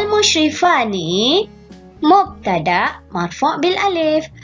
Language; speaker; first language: Arabic; non-native, fluent; Malay